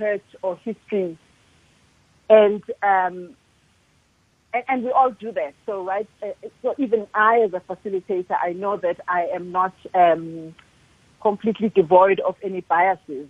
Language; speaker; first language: English; non-native, local second language; Zulu